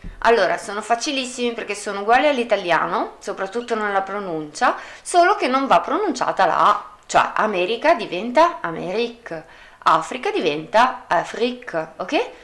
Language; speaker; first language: Italian; native; Italian